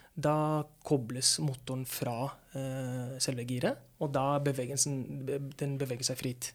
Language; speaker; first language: Norwegian; non-native, fluent; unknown